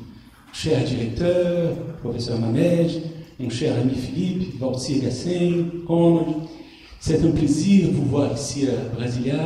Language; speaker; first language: French; non-native, fluent; Portuguese